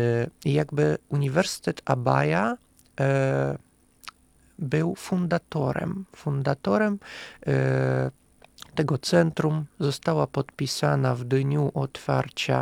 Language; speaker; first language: Polish; non-native, fluent; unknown